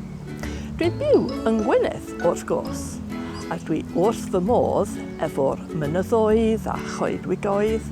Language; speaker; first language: Welsh; non-native, fluent; English